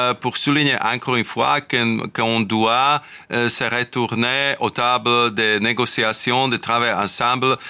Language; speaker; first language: French; non-native, fluent; Slovak